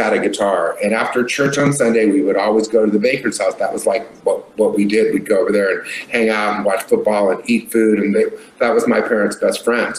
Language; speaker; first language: English; native; English